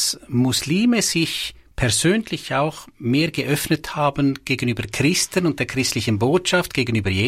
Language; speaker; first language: German; native; German